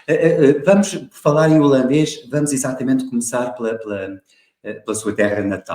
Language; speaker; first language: Portuguese; native; Portuguese